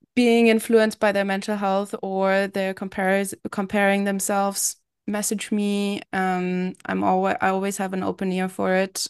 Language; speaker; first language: English; non-native, fluent; German